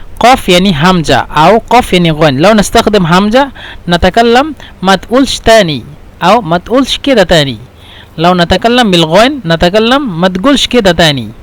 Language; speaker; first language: Egyptian Arabic; non-native, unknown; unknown